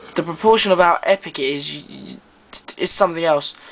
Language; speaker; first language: English; native; English